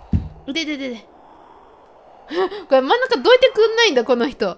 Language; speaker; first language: Japanese; native; Japanese